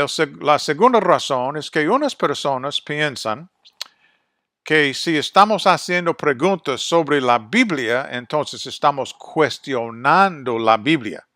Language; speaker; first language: Spanish; non-native, fluent; English